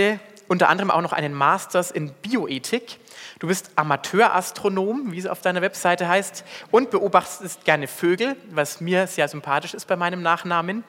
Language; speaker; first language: German; native; German